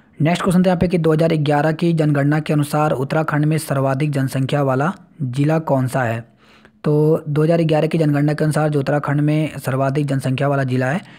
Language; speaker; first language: Hindi; native; Hindi